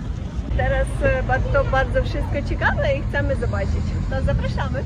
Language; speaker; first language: Polish; non-native, learner; Ukrainian